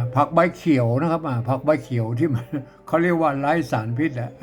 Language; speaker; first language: Thai; native; Thai